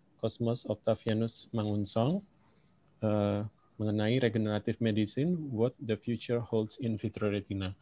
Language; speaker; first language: English; non-native, local second language; Indonesian